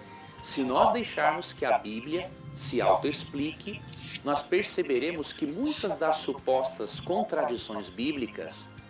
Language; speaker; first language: Portuguese; native; Portuguese